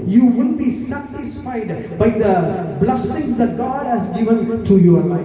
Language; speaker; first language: English; non-native, local second language; Tamil